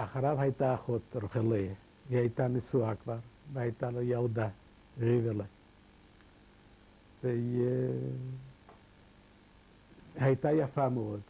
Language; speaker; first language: Hebrew; non-native, fluent; Yiddish